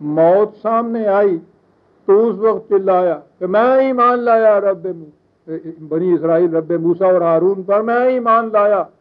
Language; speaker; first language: Urdu; native; Urdu